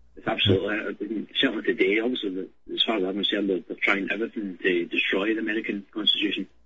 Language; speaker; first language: English; native; English